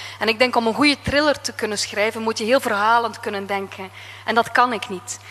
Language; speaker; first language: Dutch; native; Dutch